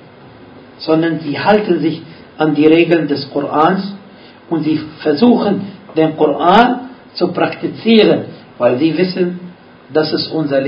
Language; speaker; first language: German; non-native, fluent; Arabic